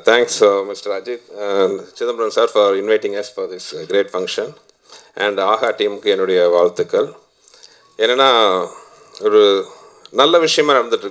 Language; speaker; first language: Tamil; native; Tamil